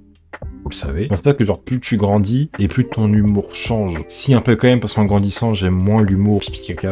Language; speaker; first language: French; native; French